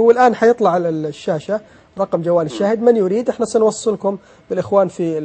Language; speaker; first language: Arabic; native; Arabic